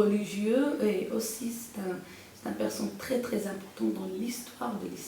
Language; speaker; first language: French; non-native, local second language; Arabic